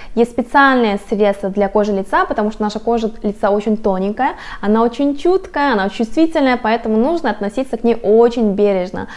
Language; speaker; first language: Russian; non-native, fluent; Korean